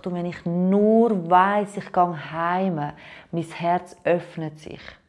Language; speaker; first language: German; non-native, fluent; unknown